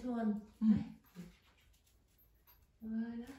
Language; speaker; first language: French; native; French